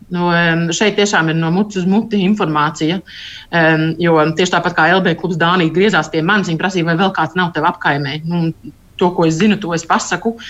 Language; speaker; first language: Latvian; native; Latvian